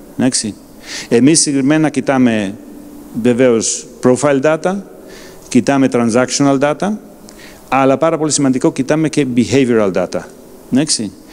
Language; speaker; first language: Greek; non-native, fluent; German